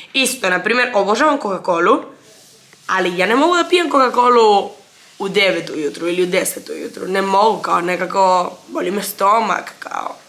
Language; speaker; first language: Bosnian; early bilingual, heritage; Bosnian